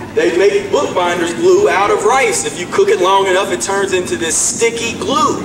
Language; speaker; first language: English; native; English